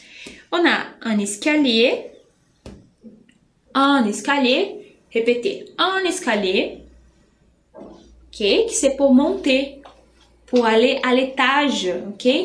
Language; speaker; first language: French; non-native, fluent; Portuguese